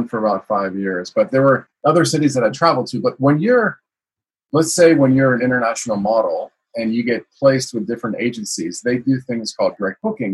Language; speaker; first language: English; native; English